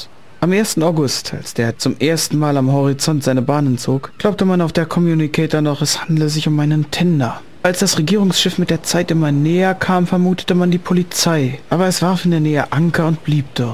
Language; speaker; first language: German; native; German